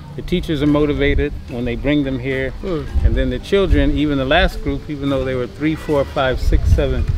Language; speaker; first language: English; native; English